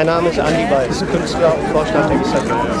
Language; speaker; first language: German; native; German